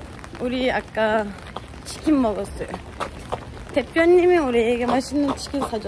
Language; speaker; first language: Korean; non-native, fluent; Turkish